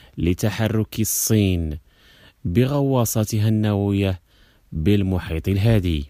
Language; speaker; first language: Arabic; non-native, fluent; Indonesian